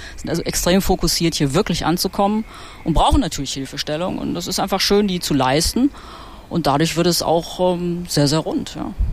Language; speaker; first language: German; native; German